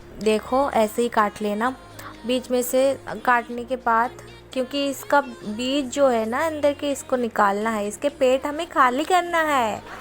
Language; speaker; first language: Hindi; non-native, local second language; Odia